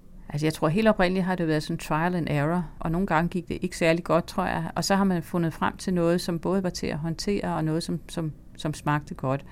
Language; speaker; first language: Danish; native; Danish